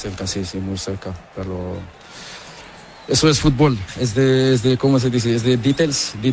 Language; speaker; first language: Spanish; non-native, learner; Portuguese